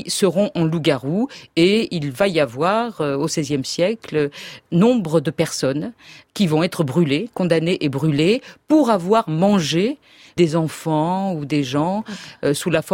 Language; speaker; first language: French; native; French